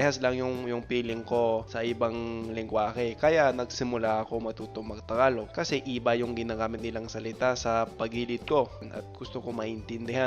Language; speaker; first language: Filipino; non-native, fluent; English